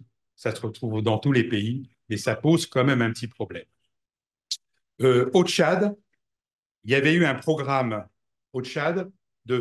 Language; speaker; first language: French; native; French